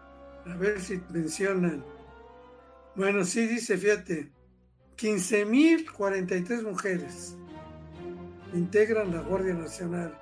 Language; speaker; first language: Spanish; native; Spanish